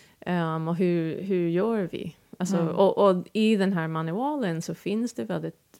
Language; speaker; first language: Swedish; non-native, fluent; English